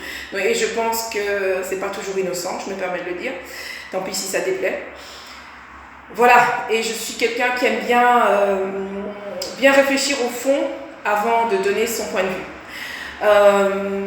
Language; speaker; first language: French; native; French